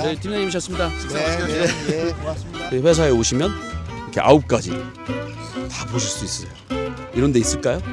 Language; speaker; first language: Korean; native; Korean